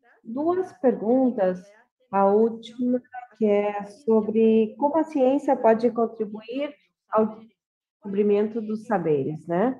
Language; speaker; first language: Spanish; non-native, learner; Portuguese